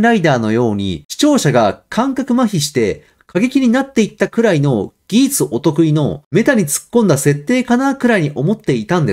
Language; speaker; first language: Japanese; native; Japanese